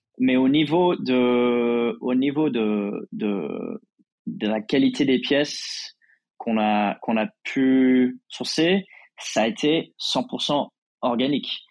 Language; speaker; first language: French; non-native, fluent; English